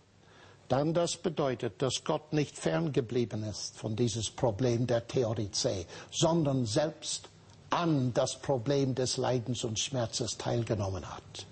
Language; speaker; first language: German; non-native, fluent; English